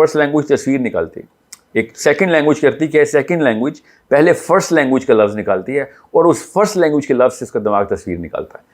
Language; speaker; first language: Urdu; native; Urdu